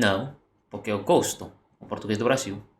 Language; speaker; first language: Portuguese; non-native, learner; Indonesian